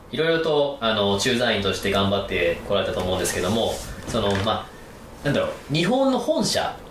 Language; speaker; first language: Japanese; non-native, fluent; Chinese